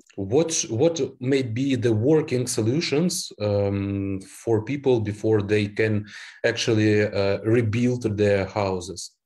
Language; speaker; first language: English; non-native, fluent; Ukrainian